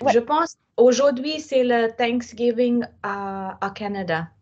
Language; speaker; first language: French; non-native, fluent; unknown